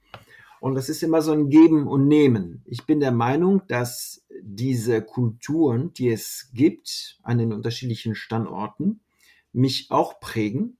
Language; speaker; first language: German; non-native, fluent; French